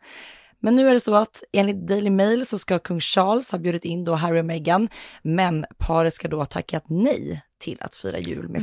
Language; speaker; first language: Swedish; native; Swedish